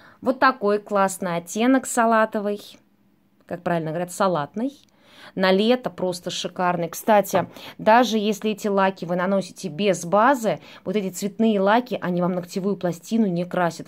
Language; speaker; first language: Russian; native; Russian